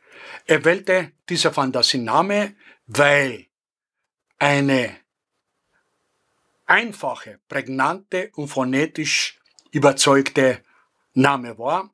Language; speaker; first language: German; non-native, fluent; Greek